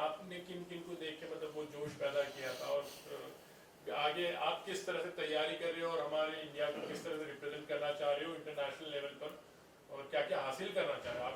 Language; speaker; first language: Hindi; native; Hindi